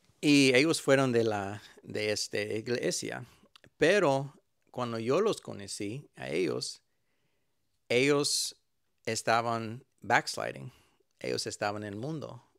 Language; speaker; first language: Spanish; early bilingual, heritage; Spanish